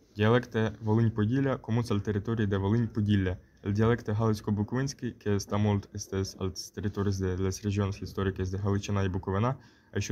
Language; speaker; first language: Catalan; non-native, learner; Ukrainian